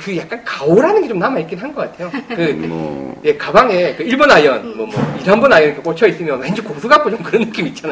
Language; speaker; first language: Korean; native; Korean